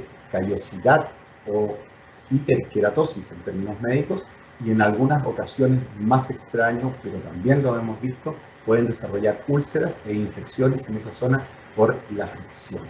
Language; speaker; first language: Spanish; native; Spanish